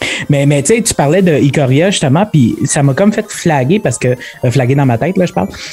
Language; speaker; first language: French; native; French